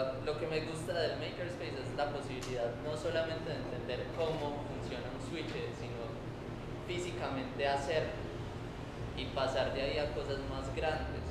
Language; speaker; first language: Spanish; native; Spanish